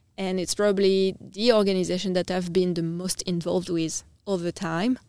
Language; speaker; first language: English; non-native, fluent; French